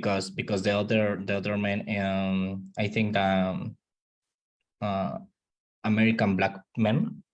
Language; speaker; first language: English; non-native, learner; Spanish